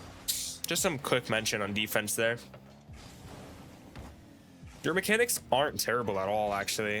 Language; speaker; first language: English; native; English